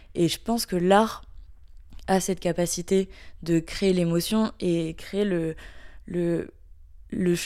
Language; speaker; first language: French; native; French